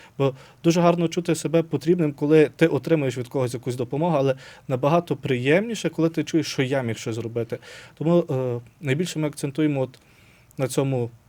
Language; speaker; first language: Ukrainian; native; Ukrainian